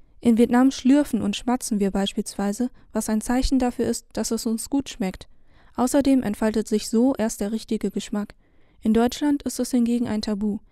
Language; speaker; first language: German; early bilingual, other home language; Vietnamese